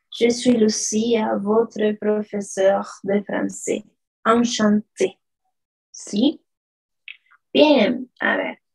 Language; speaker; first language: French; non-native, fluent; Spanish